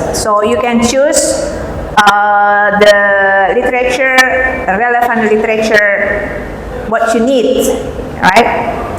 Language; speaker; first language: English; non-native, fluent; Indonesian